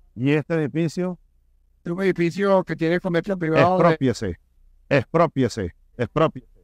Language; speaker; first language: Spanish; native; Spanish